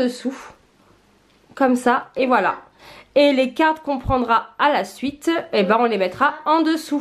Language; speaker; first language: French; native; French